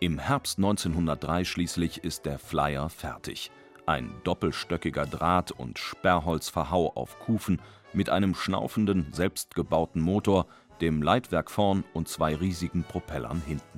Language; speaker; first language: German; native; German